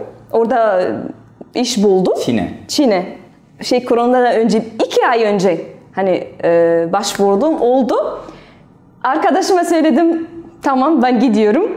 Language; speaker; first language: Turkish; non-native, learner; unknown